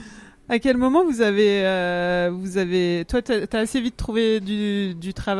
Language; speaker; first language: French; native; French